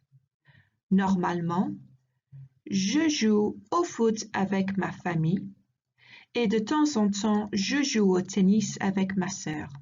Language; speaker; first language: French; non-native, learner; English